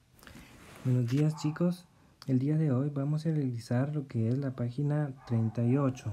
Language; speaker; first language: Spanish; native; Spanish